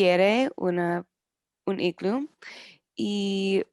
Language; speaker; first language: Spanish; non-native, learner; English